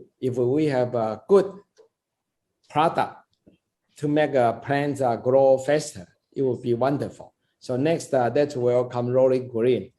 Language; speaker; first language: English; non-native, fluent; Chinese